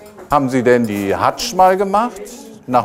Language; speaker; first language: German; native; German